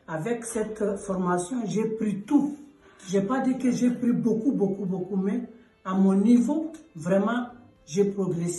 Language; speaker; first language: French; non-native, learner; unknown